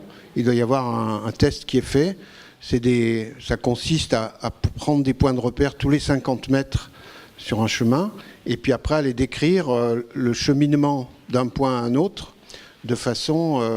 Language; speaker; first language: French; native; French